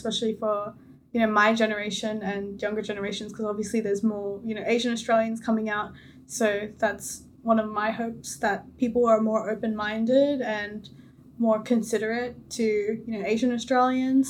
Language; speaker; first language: English; native; English